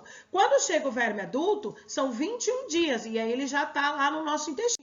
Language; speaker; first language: Portuguese; native; Portuguese